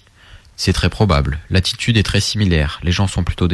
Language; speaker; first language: French; non-native, fluent; English